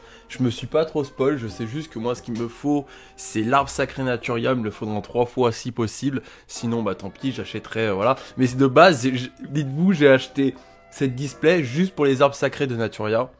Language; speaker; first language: French; native; French